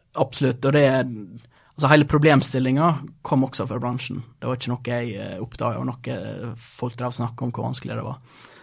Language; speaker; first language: Norwegian; early bilingual, other home language; Swedish